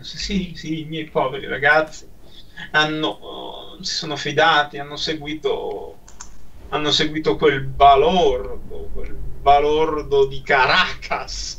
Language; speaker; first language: Italian; native; Italian